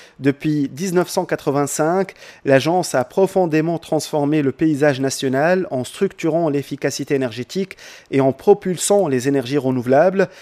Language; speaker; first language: French; non-native, local second language; Arabic